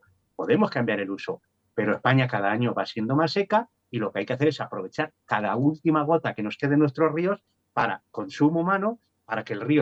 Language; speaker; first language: Spanish; native; Spanish